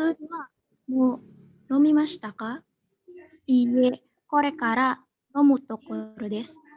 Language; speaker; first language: Japanese; non-native, learner; Indonesian